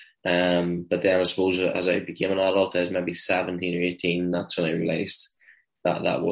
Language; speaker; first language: English; native; English